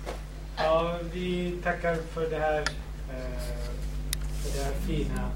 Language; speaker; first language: Swedish; non-native, fluent; Kurdish